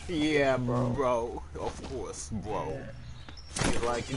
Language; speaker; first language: English; non-native, learner; French